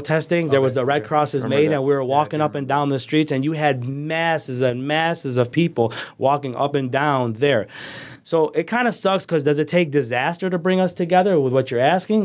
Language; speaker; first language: English; native; English